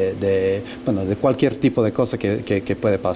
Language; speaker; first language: Spanish; non-native, fluent; English